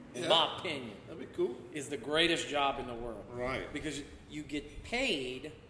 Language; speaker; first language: English; native; English